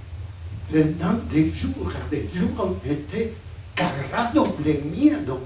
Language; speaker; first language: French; non-native, fluent; Spanish